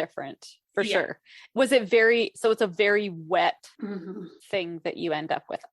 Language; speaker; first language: English; native; English